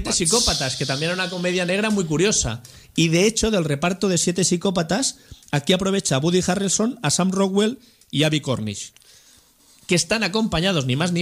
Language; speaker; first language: Spanish; native; Spanish